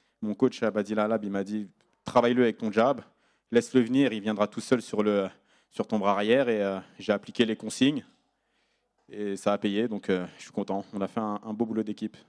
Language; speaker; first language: French; native; French